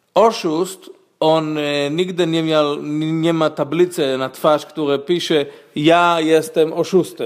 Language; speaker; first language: Polish; non-native, fluent; Hebrew